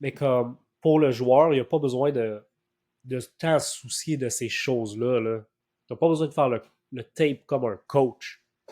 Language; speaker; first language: French; native; French